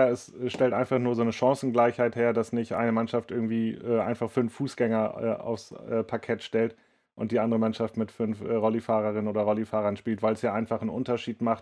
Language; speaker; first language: German; native; German